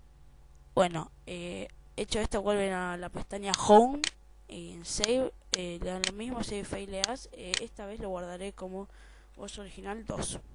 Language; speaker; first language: Spanish; native; Spanish